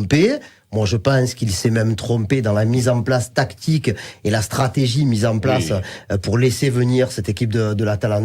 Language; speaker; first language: French; native; French